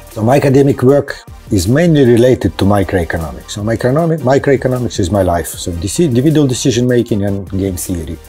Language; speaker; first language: English; non-native, fluent; Russian